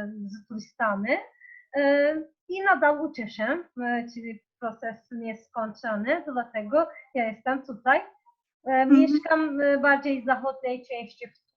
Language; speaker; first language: Polish; non-native, learner; Turkish